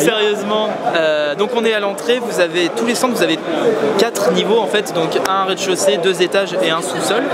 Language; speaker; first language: French; native; French